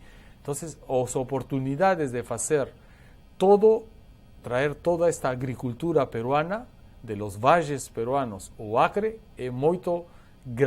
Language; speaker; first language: Portuguese; non-native, learner; Spanish